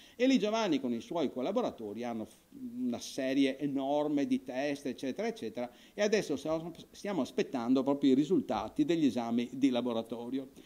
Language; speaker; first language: Italian; native; Italian